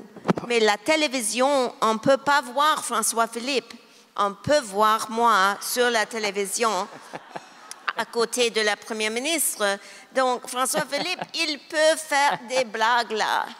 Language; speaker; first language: French; non-native, local second language; English